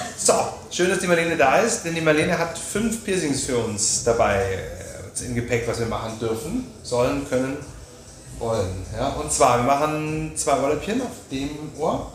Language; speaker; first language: German; native; German